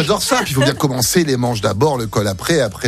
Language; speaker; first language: French; native; French